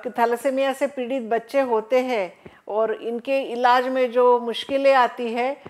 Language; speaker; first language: Hindi; non-native, local second language; Marathi